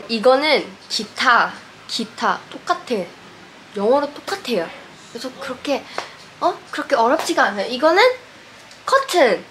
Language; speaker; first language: Korean; non-native, fluent; English